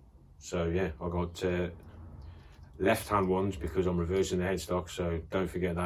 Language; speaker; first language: English; native; English